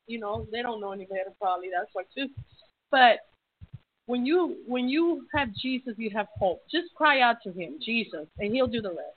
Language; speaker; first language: English; early bilingual, other home language; Spanish